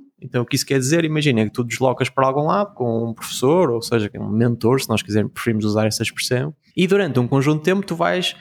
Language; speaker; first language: Portuguese; native; Portuguese